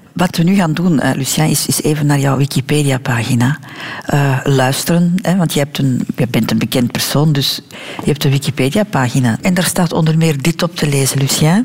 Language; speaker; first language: Dutch; native; Dutch